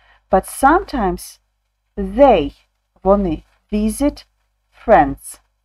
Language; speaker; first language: English; non-native, fluent; Ukrainian